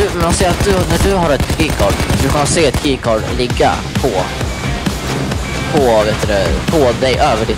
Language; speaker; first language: Swedish; native; Swedish